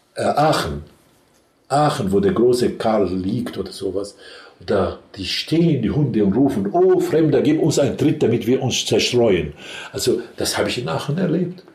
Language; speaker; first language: German; non-native, fluent; Arabic